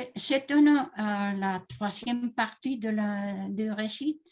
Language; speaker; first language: French; non-native, learner; Spanish